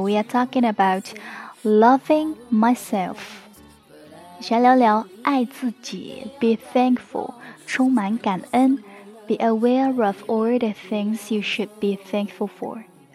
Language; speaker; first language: English; non-native, fluent; Chinese